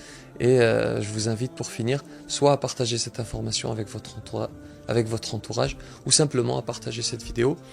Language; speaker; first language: French; native; French